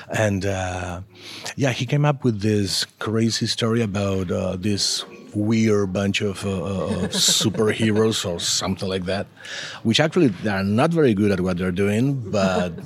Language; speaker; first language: English; non-native, fluent; Spanish